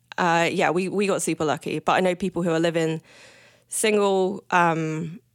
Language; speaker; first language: English; native; English